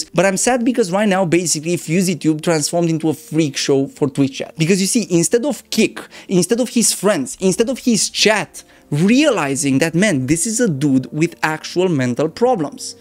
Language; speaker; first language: English; non-native, fluent; Romanian